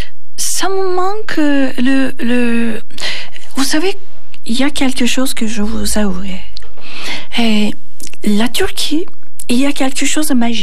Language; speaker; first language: French; non-native, fluent; Turkish